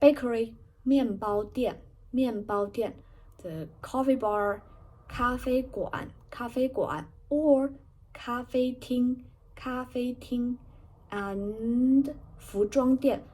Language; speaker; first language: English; non-native, fluent; Chinese